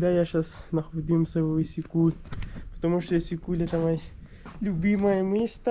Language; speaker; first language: Russian; non-native, learner; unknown